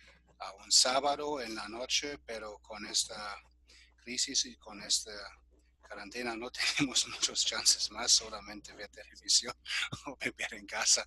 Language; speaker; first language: Spanish; non-native, fluent; German